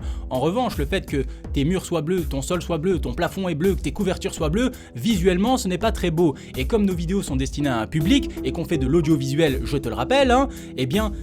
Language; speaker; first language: French; native; French